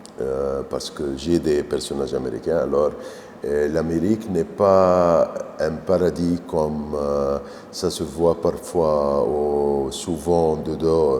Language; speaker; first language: French; non-native, fluent; Arabic